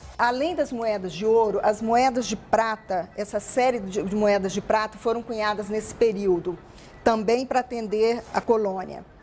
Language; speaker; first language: Portuguese; native; Portuguese